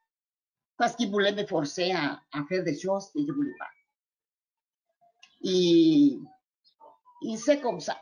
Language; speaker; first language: French; non-native, fluent; Spanish